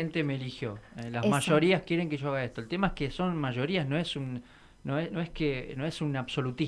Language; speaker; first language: Spanish; native; Spanish